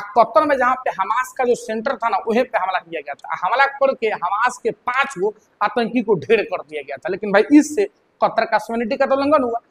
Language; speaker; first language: Hindi; native; Hindi